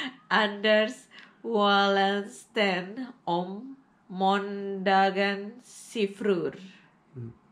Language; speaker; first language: Swedish; non-native, learner; Indonesian